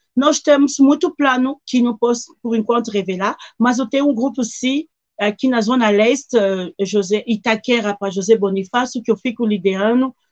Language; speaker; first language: Portuguese; non-native, fluent; Lingala